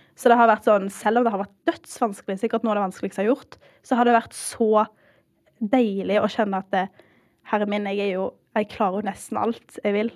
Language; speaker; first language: Norwegian; early bilingual, heritage; Norwegian